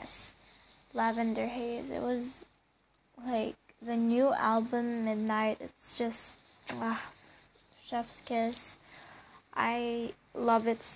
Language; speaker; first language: English; non-native, local second language; Filipino